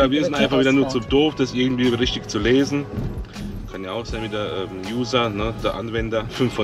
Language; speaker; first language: German; native; German